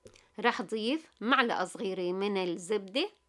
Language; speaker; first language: Arabic; native; Arabic